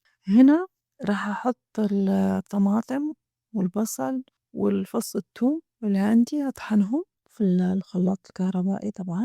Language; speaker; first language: Arabic; native; Arabic